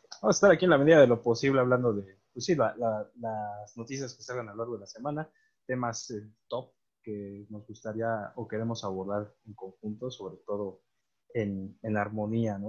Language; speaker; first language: Spanish; native; Spanish